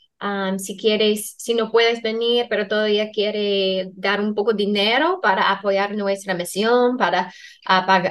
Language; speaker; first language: Spanish; non-native, fluent; English